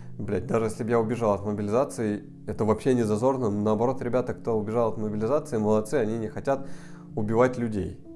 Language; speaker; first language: Russian; native; Russian